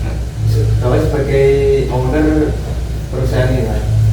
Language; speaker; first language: Indonesian; native; Indonesian